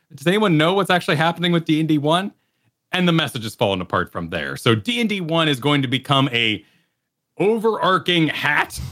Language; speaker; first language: English; native; English